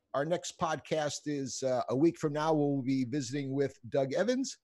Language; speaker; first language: English; native; English